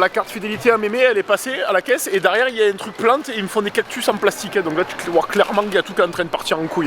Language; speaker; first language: French; native; French